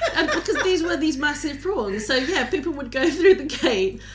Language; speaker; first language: English; native; English